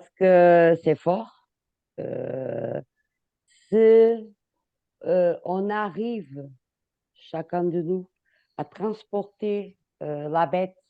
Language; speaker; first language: French; non-native, fluent; Portuguese